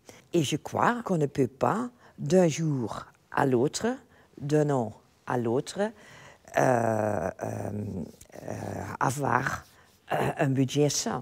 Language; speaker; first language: French; non-native, fluent; Dutch